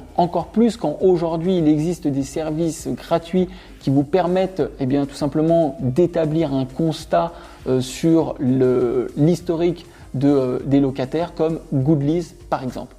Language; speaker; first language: French; native; French